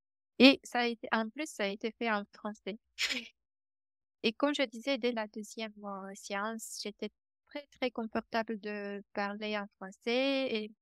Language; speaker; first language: French; non-native, fluent; Romanian